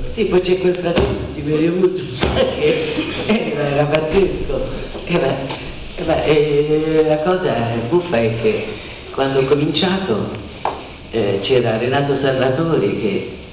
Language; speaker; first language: Italian; non-native, fluent; French